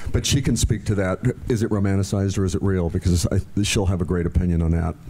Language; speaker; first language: English; native; English